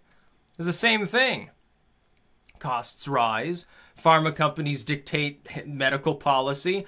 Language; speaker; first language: English; native; English